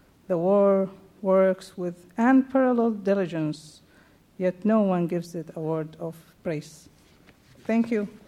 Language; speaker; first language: English; non-native, fluent; Arabic